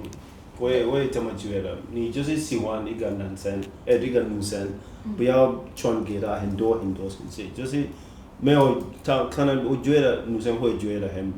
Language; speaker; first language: Chinese; non-native, fluent; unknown